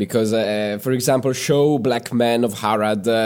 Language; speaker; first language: English; non-native, fluent; Italian